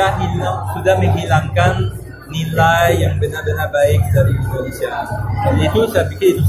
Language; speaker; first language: Indonesian; non-native, fluent; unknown